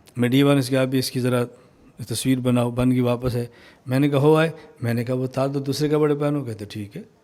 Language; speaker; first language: Urdu; non-native, local second language; Punjabi